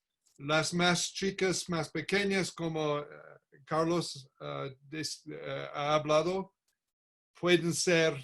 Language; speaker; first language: Spanish; non-native, learner; English